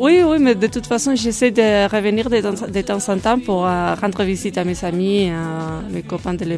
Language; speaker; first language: French; non-native, fluent; Spanish